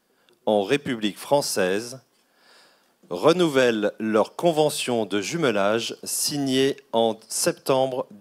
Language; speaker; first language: French; native; French